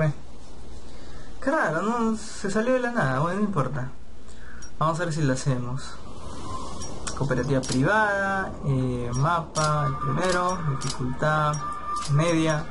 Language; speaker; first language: Spanish; native; Spanish